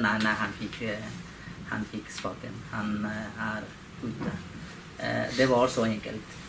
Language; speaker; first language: Norwegian; non-native, learner; Persian